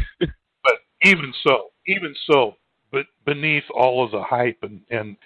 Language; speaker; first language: English; native; English